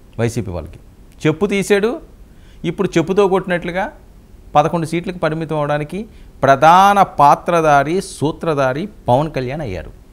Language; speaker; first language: Telugu; native; Telugu